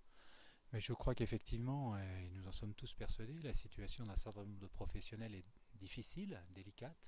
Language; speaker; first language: French; native; French